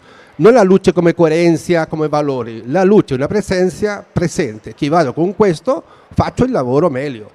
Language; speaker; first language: Italian; non-native, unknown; Spanish